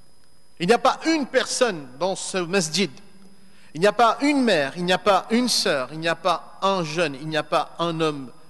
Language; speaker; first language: French; native; French